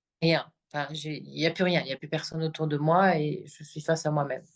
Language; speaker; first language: French; native; French